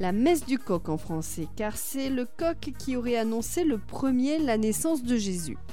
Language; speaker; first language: French; native; French